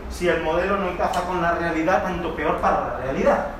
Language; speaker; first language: Spanish; non-native, local second language; Catalan